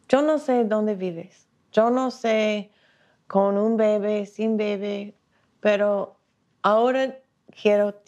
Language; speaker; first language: Spanish; non-native, learner; English